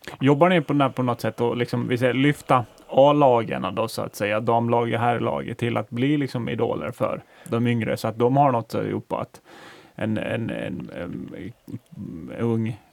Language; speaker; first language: Swedish; native; Swedish